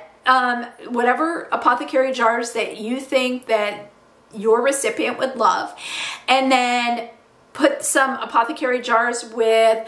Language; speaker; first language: English; native; English